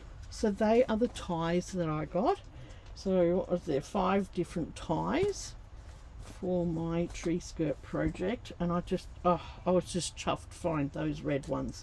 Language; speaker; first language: English; native; English